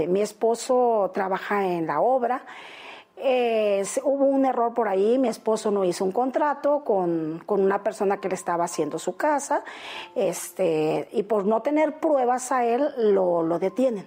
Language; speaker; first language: Spanish; native; Spanish